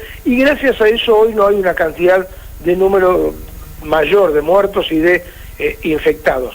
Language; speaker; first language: Spanish; native; Spanish